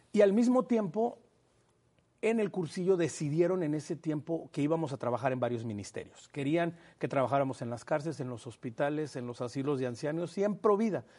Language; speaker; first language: Spanish; native; Spanish